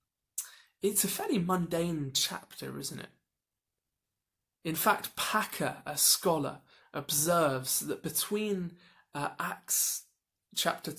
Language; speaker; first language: English; native; English